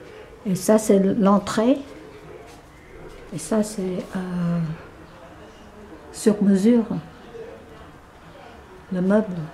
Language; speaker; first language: French; non-native, fluent; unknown